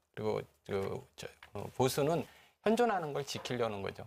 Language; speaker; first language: Korean; native; Korean